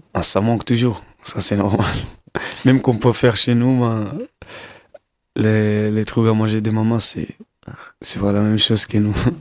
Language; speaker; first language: French; non-native, learner; Kabuverdianu